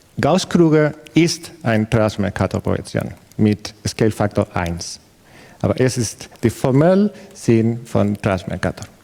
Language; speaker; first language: German; non-native, learner; Spanish